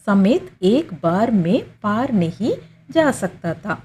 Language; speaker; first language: Hindi; non-native, local second language; Tamil